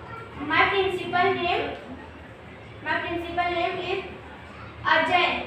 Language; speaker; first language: English; non-native, learner; Hindi